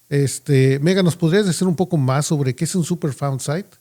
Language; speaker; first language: Spanish; native; Spanish